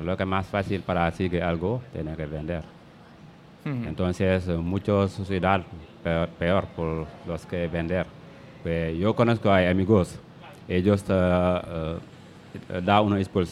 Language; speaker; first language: Spanish; non-native, learner; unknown